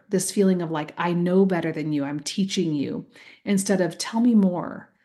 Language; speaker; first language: English; native; English